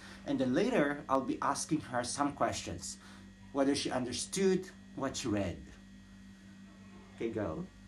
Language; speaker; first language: English; non-native, local second language; Filipino